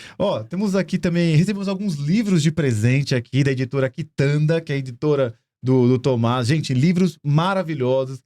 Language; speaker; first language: Portuguese; native; Portuguese